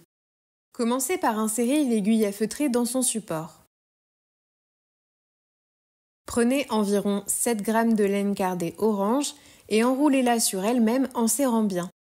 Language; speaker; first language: French; native; French